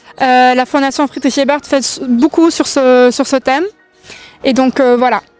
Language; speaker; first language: French; early bilingual, other home language; German